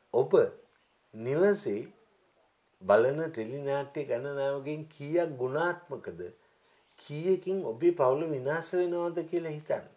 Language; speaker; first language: Sinhala; native; Sinhala